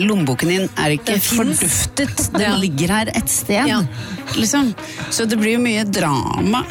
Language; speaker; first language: Norwegian; native; Norwegian